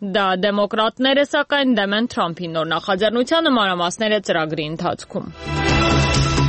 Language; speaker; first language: Armenian; native; Armenian